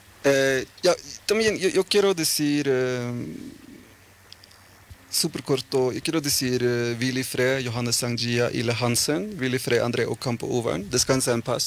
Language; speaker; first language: Spanish; early bilingual, heritage; Norwegian